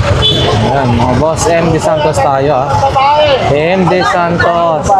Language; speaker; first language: Filipino; native; Filipino